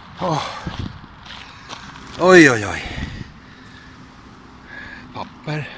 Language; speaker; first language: Swedish; non-native, fluent; Finnish